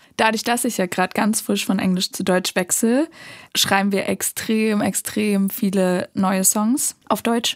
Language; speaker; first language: German; native; German